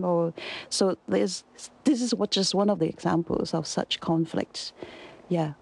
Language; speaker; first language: English; non-native, local second language; Cantonese